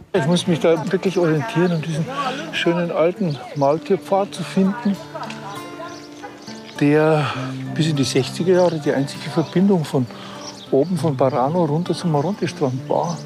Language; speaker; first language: German; native; German